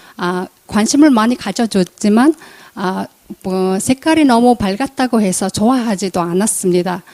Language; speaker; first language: Korean; non-native, fluent; Mongolian